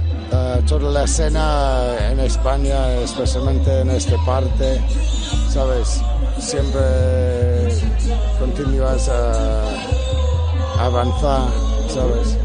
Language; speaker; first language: Spanish; non-native, fluent; English